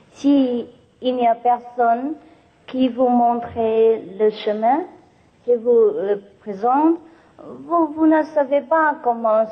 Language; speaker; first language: French; non-native, learner; Vietnamese